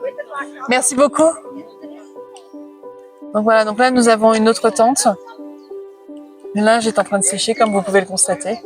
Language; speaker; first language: French; native; French